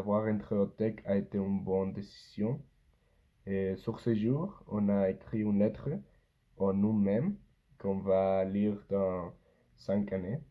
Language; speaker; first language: French; non-native, learner; Spanish